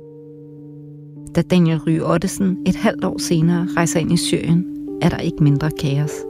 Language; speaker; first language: Danish; native; Danish